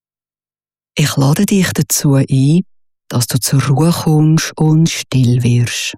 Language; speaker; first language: German; native; German